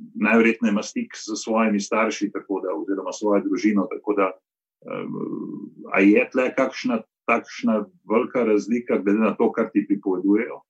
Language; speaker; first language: Slovenian; native; Slovenian